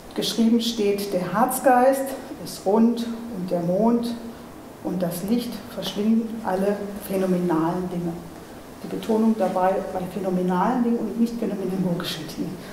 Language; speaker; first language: German; native; German